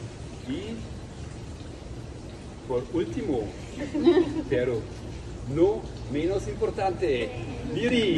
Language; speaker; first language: Spanish; non-native, learner; German